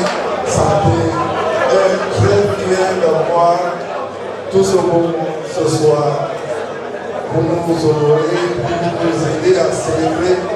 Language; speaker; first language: French; non-native, learner; English